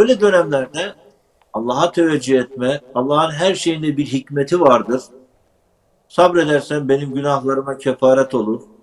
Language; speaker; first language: Turkish; native; Turkish